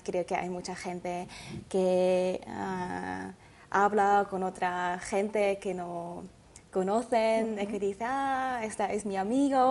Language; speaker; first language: Spanish; non-native, learner; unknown